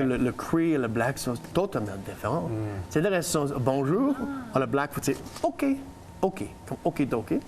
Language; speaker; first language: French; non-native, learner; English